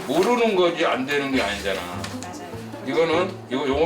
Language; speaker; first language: Korean; native; Korean